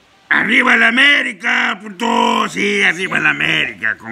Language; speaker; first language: Spanish; native; Spanish